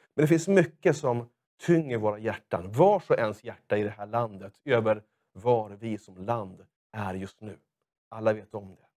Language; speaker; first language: Swedish; native; Swedish